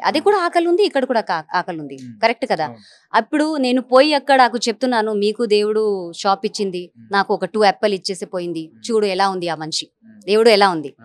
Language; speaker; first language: Telugu; non-native, learner; Hindi